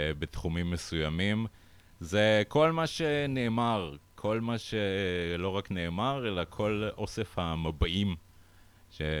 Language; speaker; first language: Hebrew; early bilingual, other home language; Russian